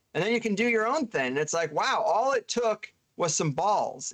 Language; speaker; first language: English; native; English